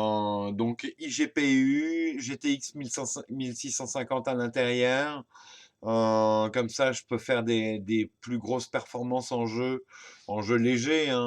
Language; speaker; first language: French; native; French